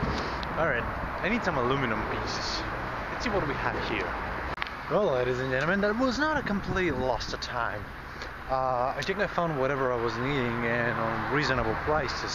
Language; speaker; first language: English; non-native, fluent; Bulgarian